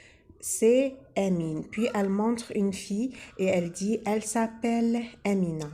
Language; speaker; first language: French; non-native, local second language; Arabic